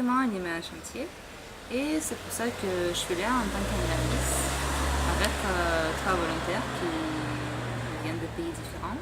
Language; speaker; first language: French; non-native, fluent; Russian